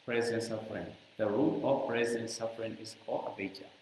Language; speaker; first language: English; non-native, learner; Burmese